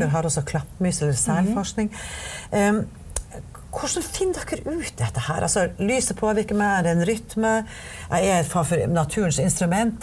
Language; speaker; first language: Norwegian; native; Norwegian